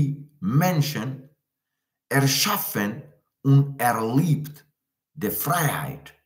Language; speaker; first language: German; non-native, learner; Tajik